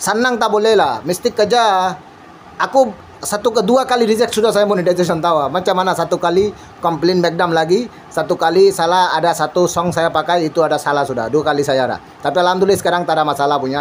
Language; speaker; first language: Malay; non-native, learner; Bangla